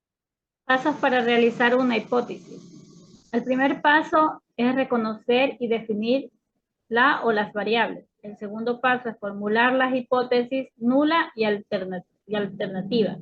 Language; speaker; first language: Spanish; native; Spanish